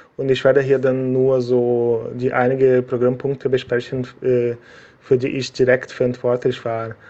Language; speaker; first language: German; non-native, fluent; Portuguese